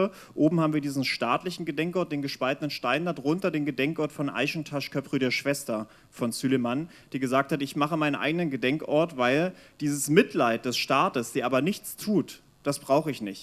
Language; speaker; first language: German; native; German